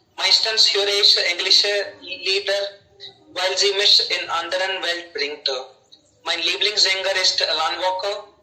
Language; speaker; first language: German; non-native, learner; Hindi